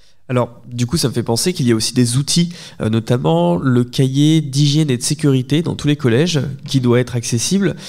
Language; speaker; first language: French; native; French